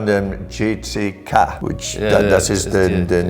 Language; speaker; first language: German; non-native, learner; English